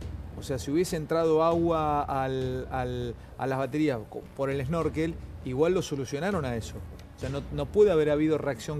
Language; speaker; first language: Spanish; native; Spanish